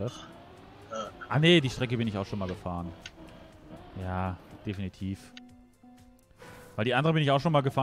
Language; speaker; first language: German; native; German